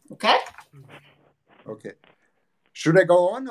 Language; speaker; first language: English; non-native, fluent; German